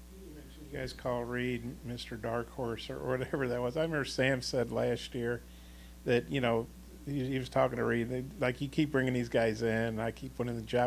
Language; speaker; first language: English; native; English